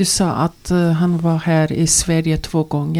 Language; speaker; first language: Swedish; non-native, learner; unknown